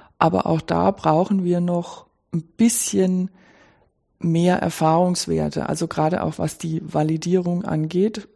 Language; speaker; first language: German; native; German